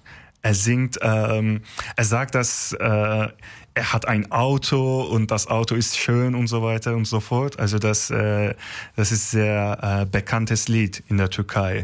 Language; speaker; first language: German; non-native, learner; Turkish